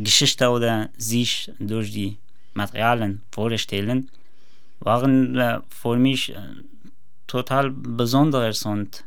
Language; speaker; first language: German; non-native, learner; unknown